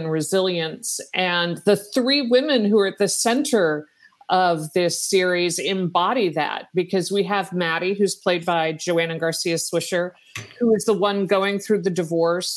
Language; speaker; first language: English; native; English